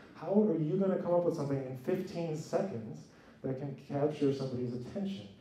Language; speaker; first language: English; native; English